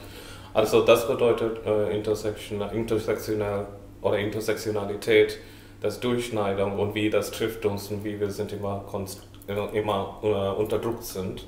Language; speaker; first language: German; non-native, learner; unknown